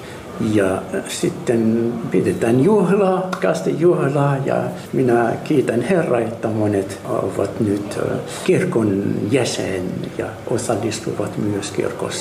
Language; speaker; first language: Finnish; non-native, fluent; Arabic